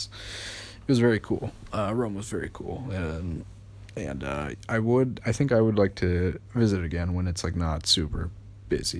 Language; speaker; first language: English; native; English